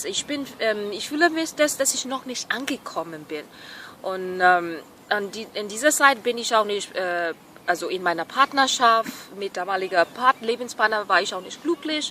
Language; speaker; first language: German; non-native, fluent; Burmese